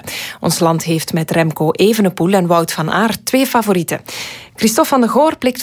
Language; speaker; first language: Dutch; native; Dutch